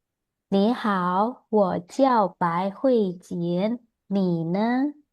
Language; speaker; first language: Chinese; non-native, fluent; Indonesian